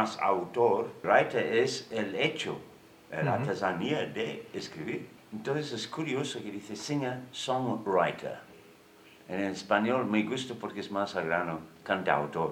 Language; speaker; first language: Spanish; non-native, fluent; English